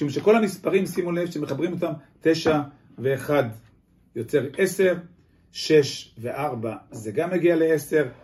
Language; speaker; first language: Hebrew; native; Hebrew